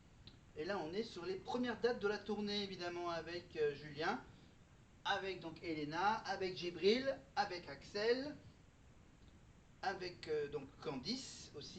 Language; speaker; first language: French; native; French